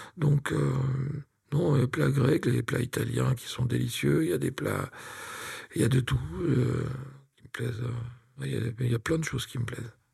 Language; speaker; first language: French; native; French